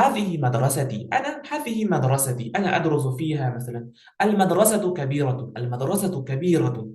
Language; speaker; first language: Arabic; non-native, fluent; Uzbek